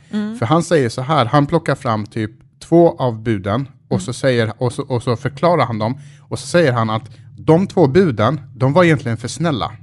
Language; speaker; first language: Swedish; early bilingual, other home language; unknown